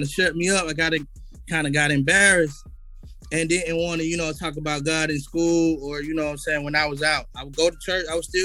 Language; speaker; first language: English; native; English